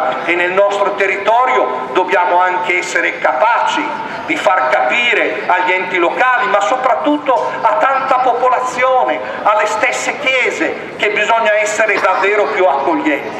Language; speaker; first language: Italian; native; Italian